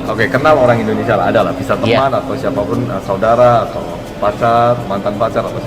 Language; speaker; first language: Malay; non-native, fluent; Korean